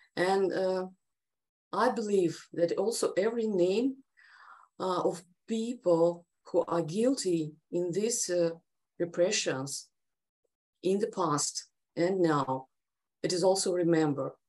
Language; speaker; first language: English; non-native, fluent; Russian